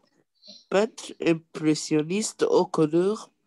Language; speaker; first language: French; non-native, learner; Arabic